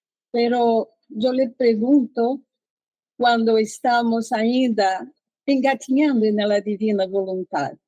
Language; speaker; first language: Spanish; non-native, learner; Portuguese